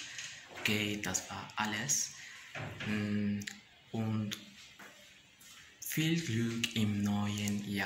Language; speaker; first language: German; non-native, learner; Spanish